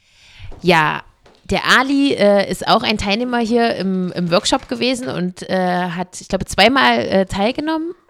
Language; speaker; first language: German; native; German